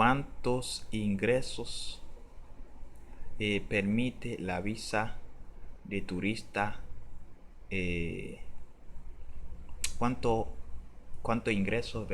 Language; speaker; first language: Spanish; non-native, learner; Haitian Creole